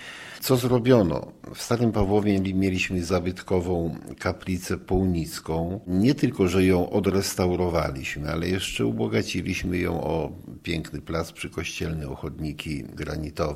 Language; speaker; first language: Polish; native; Polish